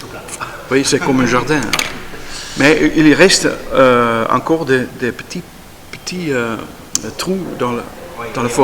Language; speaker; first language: French; non-native, learner; Dutch